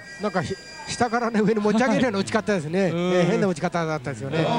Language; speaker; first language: Japanese; native; Japanese